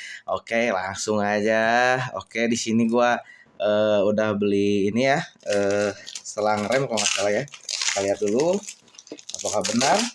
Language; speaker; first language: Indonesian; native; Indonesian